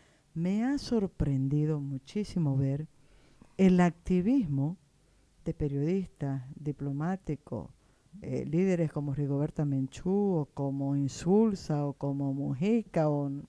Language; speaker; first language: Spanish; native; Spanish